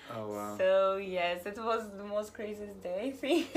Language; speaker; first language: English; non-native, fluent; Russian